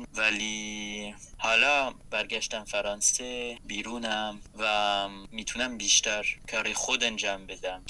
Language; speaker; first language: Persian; non-native, fluent; French